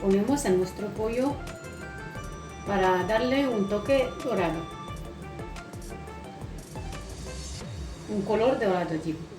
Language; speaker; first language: Spanish; non-native, fluent; Arabic